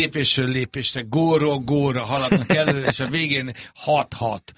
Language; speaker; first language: Hungarian; native; Hungarian